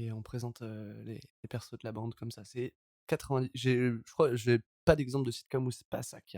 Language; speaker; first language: French; native; French